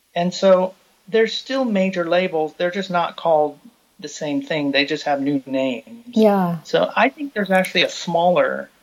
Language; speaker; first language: English; native; English